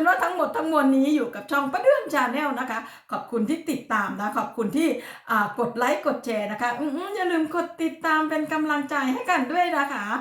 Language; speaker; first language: Thai; non-native, local second language; Lao